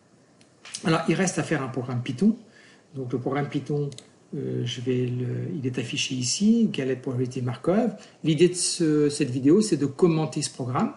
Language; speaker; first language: French; native; French